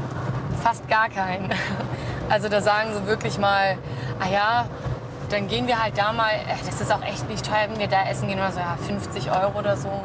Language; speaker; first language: German; native; German